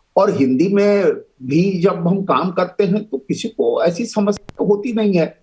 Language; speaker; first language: Hindi; native; Hindi